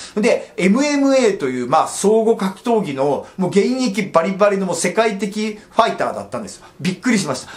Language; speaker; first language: Japanese; native; Japanese